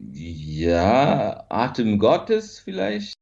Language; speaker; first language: German; non-native, fluent; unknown